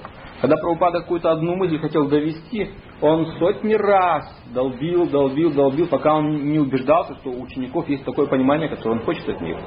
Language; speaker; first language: Russian; native; Russian